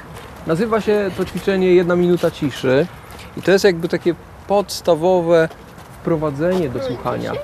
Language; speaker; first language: Polish; native; Polish